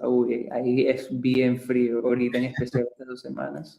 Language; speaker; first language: Spanish; early bilingual, other home language; Russian